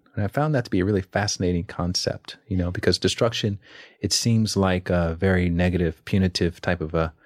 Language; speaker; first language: English; native; English